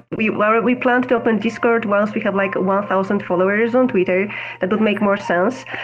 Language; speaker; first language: English; non-native, fluent; Polish